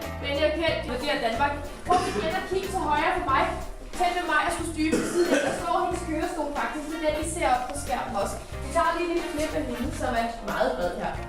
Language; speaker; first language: Danish; native; Danish